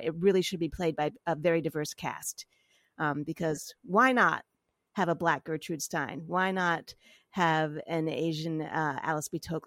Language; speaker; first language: English; native; English